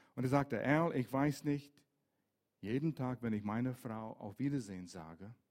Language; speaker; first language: German; non-native, fluent; English